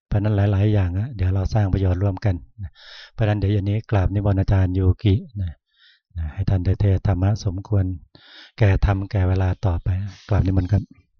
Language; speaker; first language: Thai; native; Thai